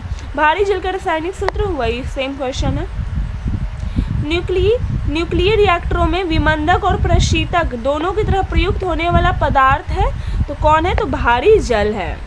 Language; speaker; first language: Hindi; native; Hindi